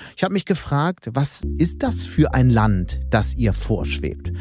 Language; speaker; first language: German; native; German